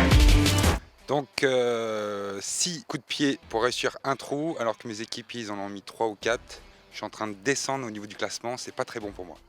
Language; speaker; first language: French; native; French